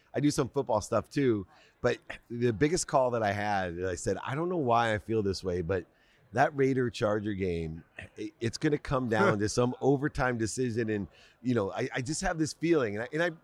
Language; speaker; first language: English; native; English